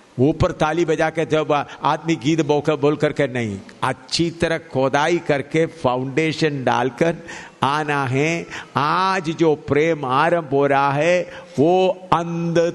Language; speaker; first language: Hindi; non-native, local second language; Malayalam